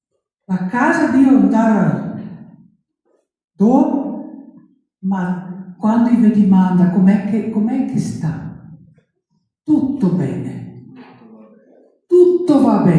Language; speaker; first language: Italian; non-native, local second language; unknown